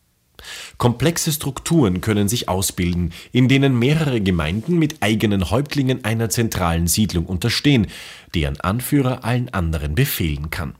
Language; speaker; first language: German; native; German